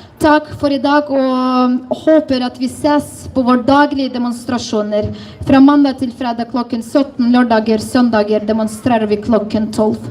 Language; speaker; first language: Norwegian; non-native, fluent; Ukrainian